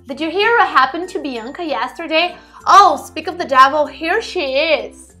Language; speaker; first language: English; non-native, fluent; Portuguese